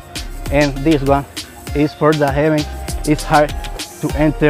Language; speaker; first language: English; non-native, learner; Spanish